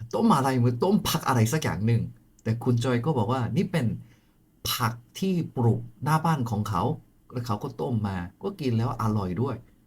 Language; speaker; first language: Thai; non-native, fluent; Korean